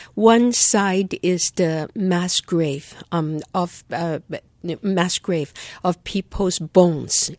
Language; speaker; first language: English; non-native, fluent; Chinese